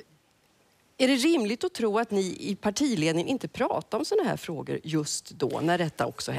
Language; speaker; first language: Swedish; native; Swedish